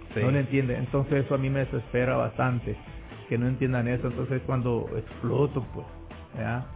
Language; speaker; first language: Spanish; native; Spanish